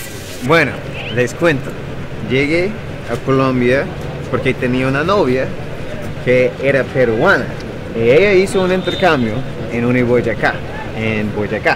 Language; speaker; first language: Spanish; non-native, fluent; English